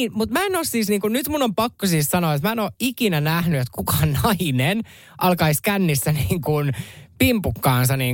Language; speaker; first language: Finnish; native; Finnish